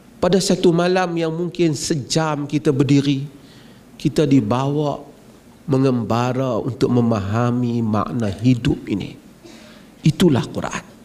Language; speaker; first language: Malay; native; Malay